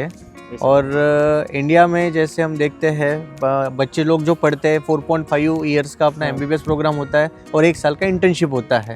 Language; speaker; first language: Hindi; native; Hindi